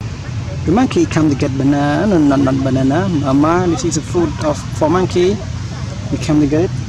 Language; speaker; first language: English; non-native, learner; Khmer